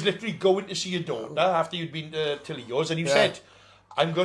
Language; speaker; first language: English; native; English